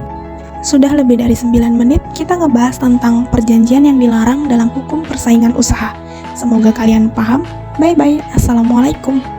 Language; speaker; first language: Indonesian; native; Indonesian